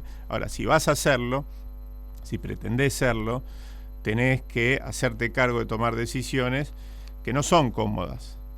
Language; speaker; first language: Spanish; native; Spanish